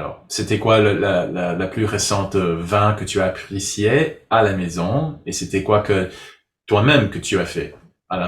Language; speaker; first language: French; non-native, learner; English